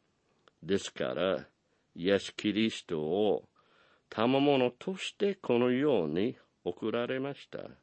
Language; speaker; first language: Japanese; non-native, fluent; English